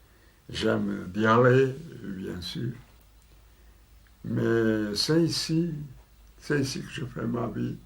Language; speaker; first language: French; non-native, fluent; Portuguese